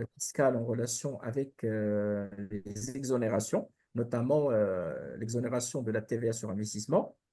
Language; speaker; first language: French; non-native, local second language; Arabic